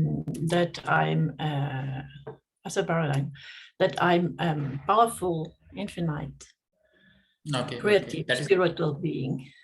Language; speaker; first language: English; non-native, fluent; German